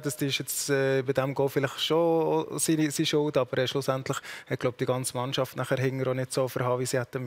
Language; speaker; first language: German; native; German